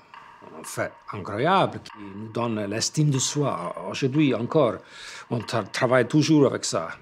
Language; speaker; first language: French; non-native, fluent; Icelandic